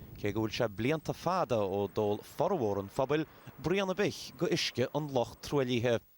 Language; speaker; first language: Irish; native; Irish